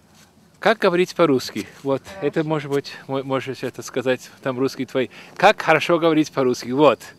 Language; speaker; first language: Russian; early bilingual, heritage; Russian